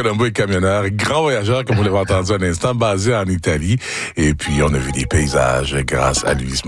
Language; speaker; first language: French; native; French